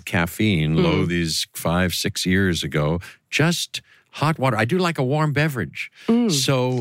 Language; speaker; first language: English; native; English